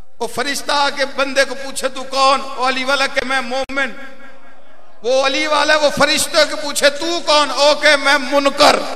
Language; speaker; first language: Urdu; non-native, local second language; Punjabi